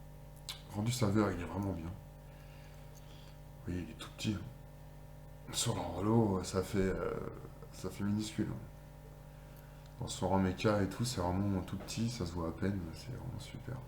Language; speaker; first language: French; native; French